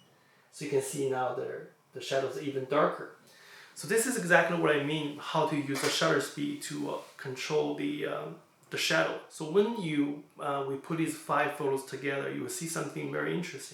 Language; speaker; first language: English; non-native, fluent; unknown